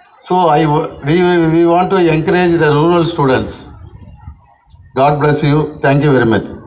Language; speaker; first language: English; non-native, local second language; Tamil